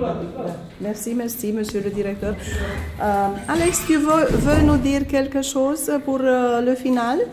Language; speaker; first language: French; non-native, fluent; Romanian